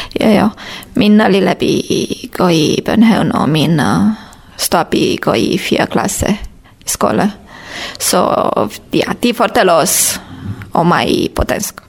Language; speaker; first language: Danish; non-native, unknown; Romanian